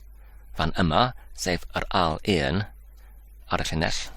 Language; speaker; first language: Welsh; non-native, learner; English